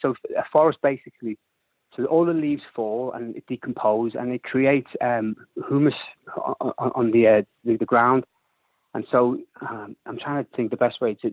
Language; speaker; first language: English; native; English